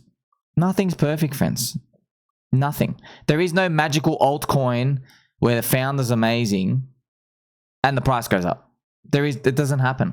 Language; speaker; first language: English; native; English